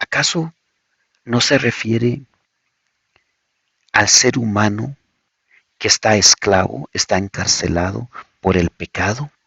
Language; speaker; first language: Spanish; native; Spanish